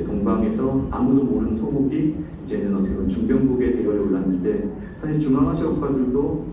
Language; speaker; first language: Korean; native; Korean